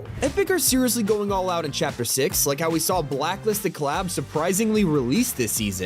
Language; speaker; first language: English; native; English